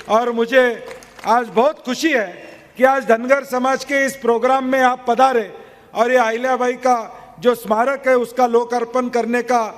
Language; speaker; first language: Hindi; non-native, local second language; Marathi